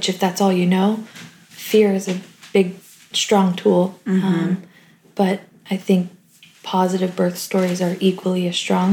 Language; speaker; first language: English; native; English